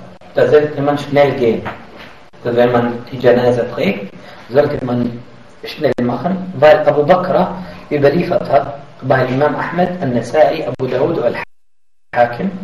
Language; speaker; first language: German; non-native, fluent; Arabic